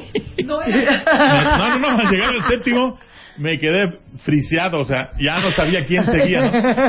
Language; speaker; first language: Spanish; native; Spanish